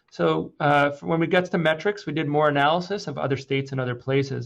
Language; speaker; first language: English; native; English